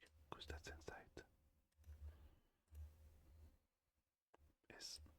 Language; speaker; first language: Basque; non-native, learner; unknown